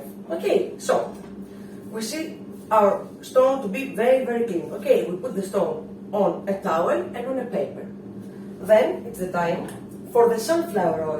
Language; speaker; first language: English; non-native, fluent; Greek